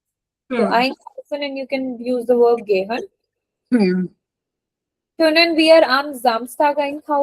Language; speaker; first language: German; non-native, fluent; Hindi